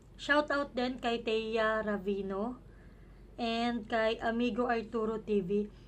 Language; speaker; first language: Filipino; native; Filipino